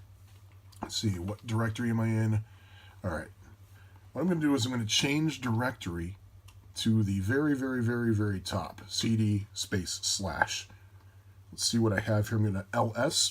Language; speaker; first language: English; native; English